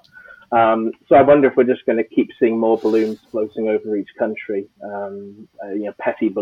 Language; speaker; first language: English; native; English